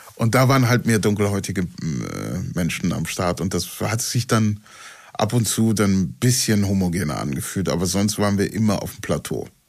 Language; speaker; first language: German; early bilingual, other home language; Ewe